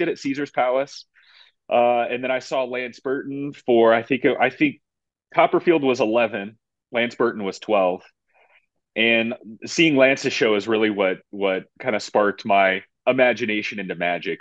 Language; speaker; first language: English; native; English